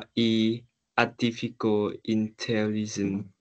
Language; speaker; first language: English; non-native, learner; Vietnamese